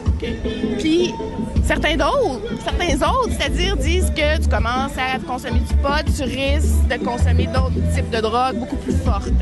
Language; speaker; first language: French; native; French